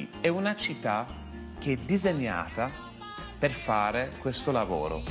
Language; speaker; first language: Italian; non-native, fluent; English